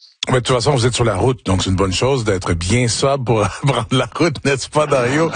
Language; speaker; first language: French; native; French